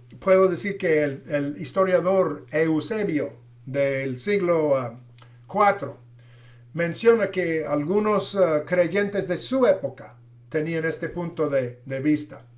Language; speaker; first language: Spanish; non-native, fluent; English